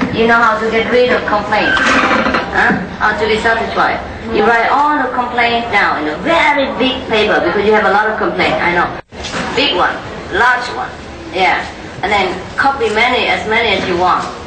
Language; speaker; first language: English; non-native, fluent; Vietnamese